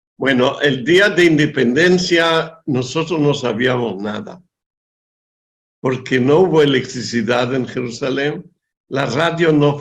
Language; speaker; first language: Spanish; non-native, fluent; Hebrew